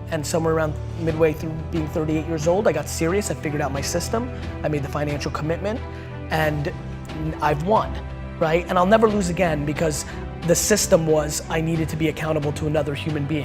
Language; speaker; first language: English; early bilingual, other home language; Russian